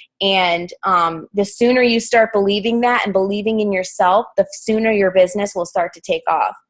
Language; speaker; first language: English; native; English